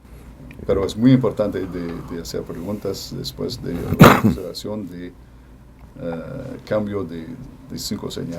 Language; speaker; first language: Spanish; non-native, fluent; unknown